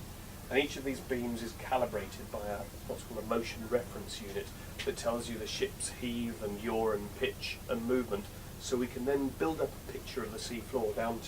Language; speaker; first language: English; native; English